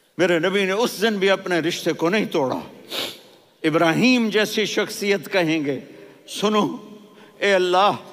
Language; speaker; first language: Urdu; non-native, local second language; Punjabi